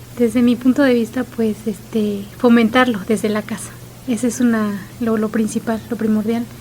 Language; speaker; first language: Spanish; non-native, local second language; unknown